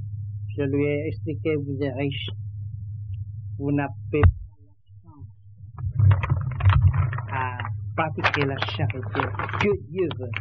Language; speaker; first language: French; non-native, learner; Vietnamese